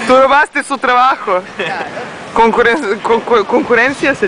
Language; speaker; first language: Spanish; non-native, learner; Serbian